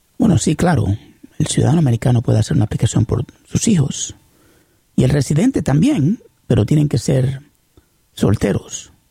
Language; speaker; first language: Spanish; early bilingual, heritage; Spanish